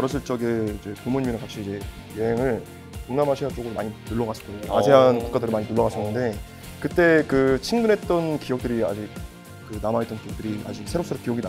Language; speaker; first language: Korean; native; Korean